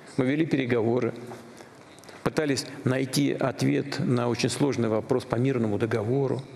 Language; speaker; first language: Russian; native; Russian